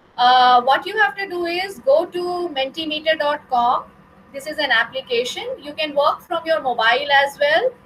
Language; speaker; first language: English; non-native, local second language; Hindi